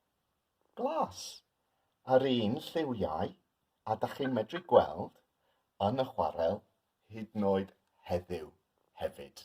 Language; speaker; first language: Welsh; non-native, local second language; English